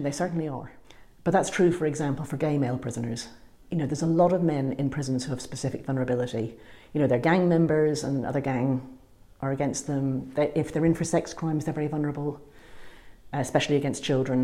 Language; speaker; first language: English; native; English